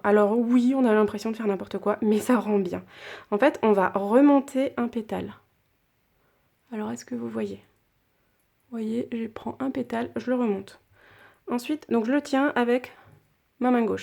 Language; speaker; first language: French; native; French